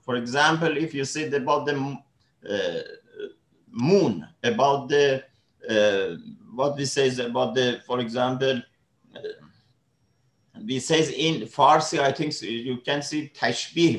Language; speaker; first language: English; non-native, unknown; Persian